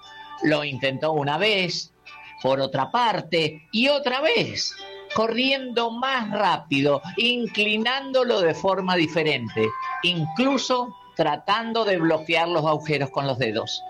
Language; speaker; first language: Spanish; native; Spanish